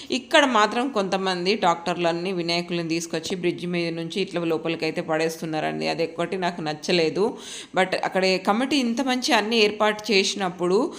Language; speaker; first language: Telugu; native; Telugu